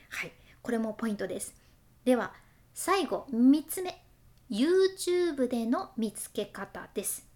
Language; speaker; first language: Japanese; native; Japanese